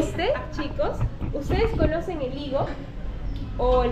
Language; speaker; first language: Spanish; native; Spanish